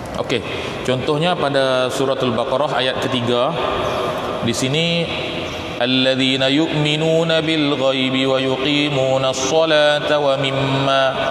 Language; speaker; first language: Malay; native; Malay